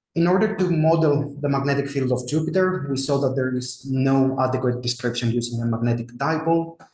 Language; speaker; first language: English; non-native, fluent; Greek